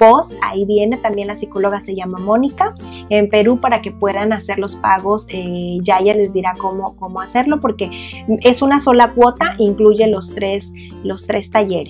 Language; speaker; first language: Spanish; native; Spanish